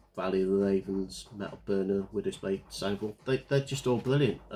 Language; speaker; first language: English; native; English